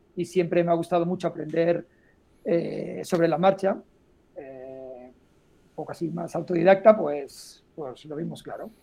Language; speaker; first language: Spanish; native; Spanish